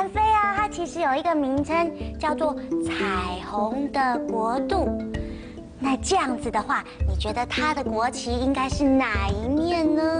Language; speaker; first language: Chinese; native; Chinese